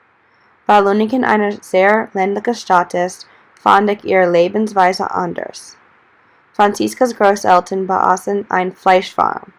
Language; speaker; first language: German; non-native, learner; English